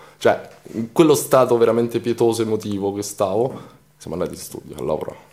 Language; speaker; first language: Italian; early bilingual, other home language; Romanian